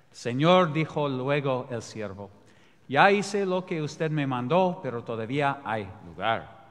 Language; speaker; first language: Spanish; non-native, fluent; English